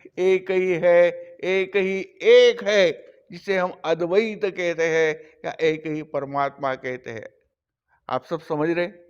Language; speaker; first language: Hindi; non-native, local second language; Marathi